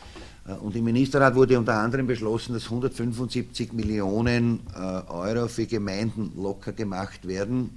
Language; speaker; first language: German; native; German